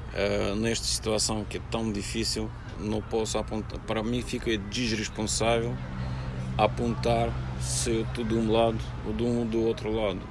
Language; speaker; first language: Portuguese; non-native, fluent; Russian